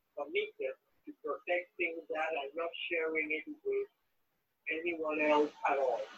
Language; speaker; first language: English; non-native, local second language; Spanish